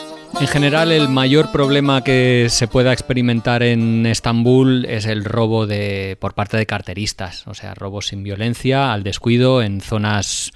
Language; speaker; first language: Spanish; native; Spanish